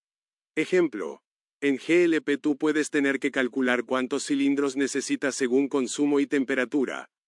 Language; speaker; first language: Spanish; native; Spanish